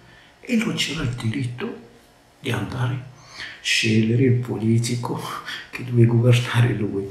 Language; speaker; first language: Italian; non-native, learner; Arabic